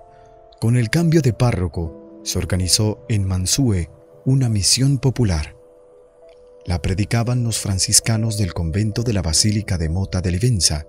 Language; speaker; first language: Spanish; native; Spanish